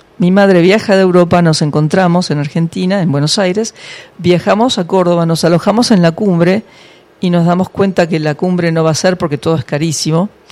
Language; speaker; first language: Spanish; early bilingual, other home language; English